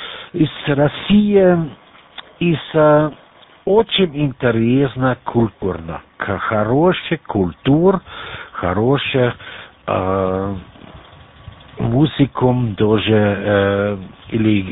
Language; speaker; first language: Russian; non-native, learner; German